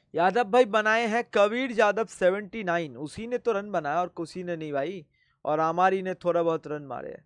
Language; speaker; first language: Hindi; native; Hindi